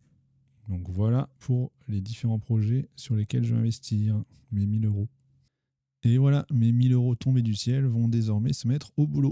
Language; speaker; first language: French; native; French